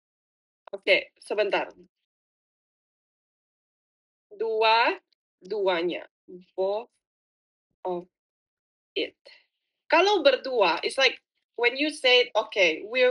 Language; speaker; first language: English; non-native, fluent; Indonesian